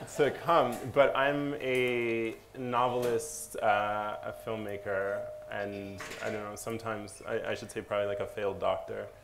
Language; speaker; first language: English; native; English